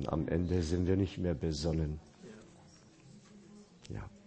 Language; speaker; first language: German; non-native, fluent; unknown